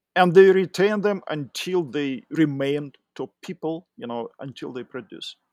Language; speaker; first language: English; non-native, fluent; Russian